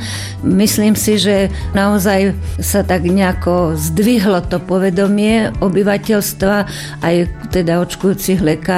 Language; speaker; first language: Slovak; native; Slovak